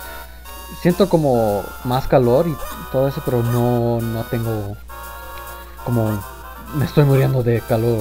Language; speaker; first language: Spanish; early bilingual, heritage; Spanish